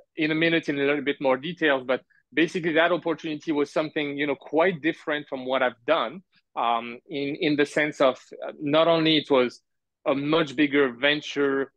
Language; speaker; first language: English; early bilingual, heritage; Arabic